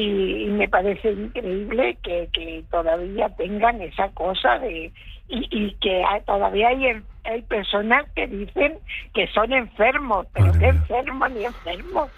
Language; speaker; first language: Spanish; native; Spanish